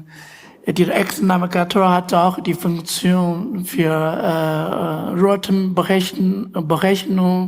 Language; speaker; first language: German; non-native, learner; Chinese